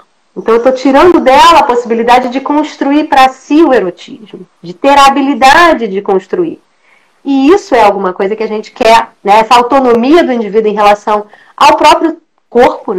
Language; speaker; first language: Portuguese; native; Portuguese